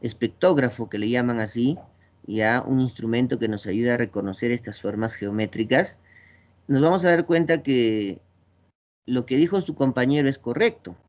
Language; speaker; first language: Spanish; native; Spanish